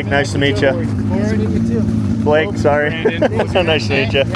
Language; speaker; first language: English; native; English